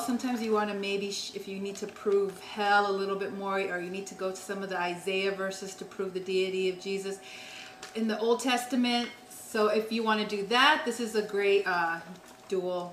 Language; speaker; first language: English; native; English